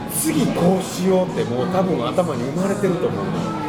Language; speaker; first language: Japanese; native; Japanese